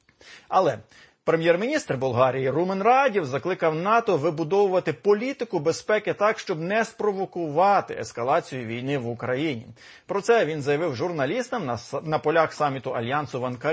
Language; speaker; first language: Ukrainian; native; Ukrainian